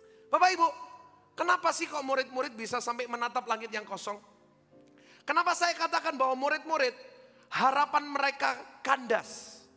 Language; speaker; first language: Indonesian; native; Indonesian